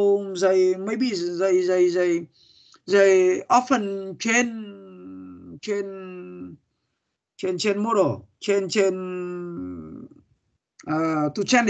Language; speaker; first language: English; non-native, learner; Vietnamese